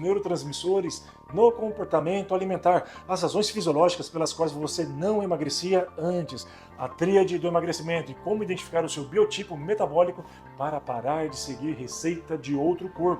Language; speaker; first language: Portuguese; native; Portuguese